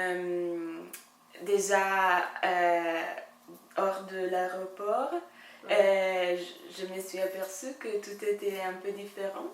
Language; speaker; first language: French; non-native, fluent; Italian